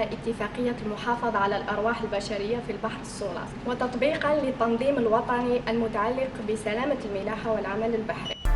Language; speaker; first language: Arabic; native; Arabic